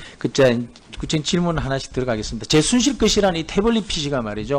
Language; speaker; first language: Korean; native; Korean